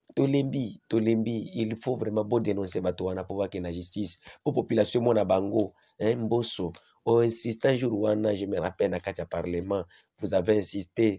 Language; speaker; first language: Lingala; non-native, local second language; Swahili